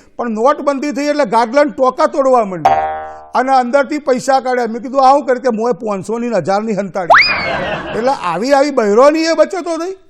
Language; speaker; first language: Gujarati; native; Gujarati